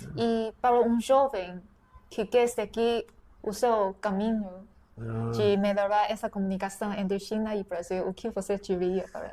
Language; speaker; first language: Portuguese; non-native, fluent; Chinese